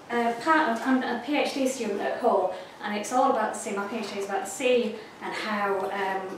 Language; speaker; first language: English; native; English